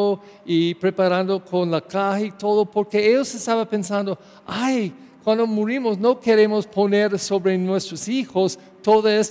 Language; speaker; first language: Spanish; non-native, learner; English